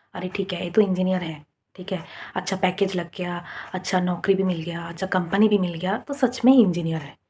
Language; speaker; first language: Hindi; non-native, local second language; Bangla